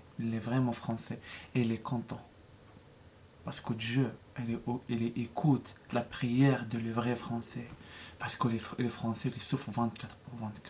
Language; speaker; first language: French; non-native, learner; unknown